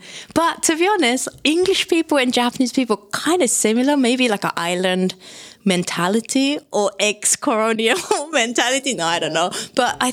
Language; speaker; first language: English; non-native, fluent; Japanese